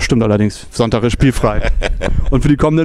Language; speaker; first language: German; native; German